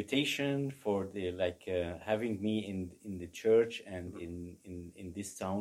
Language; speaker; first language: English; non-native, fluent; Arabic